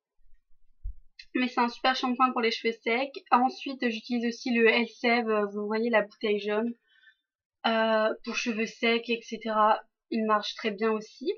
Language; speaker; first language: French; native; French